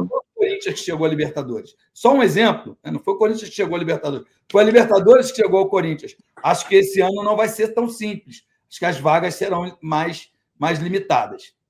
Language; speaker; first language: Portuguese; native; Portuguese